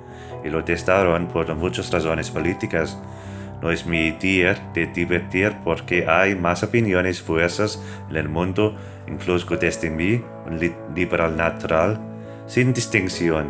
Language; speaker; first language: Spanish; non-native, fluent; English